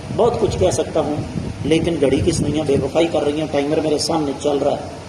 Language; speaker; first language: Urdu; non-native, local second language; Punjabi